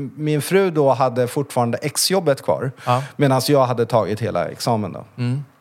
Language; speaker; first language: Swedish; early bilingual, other home language; Chinese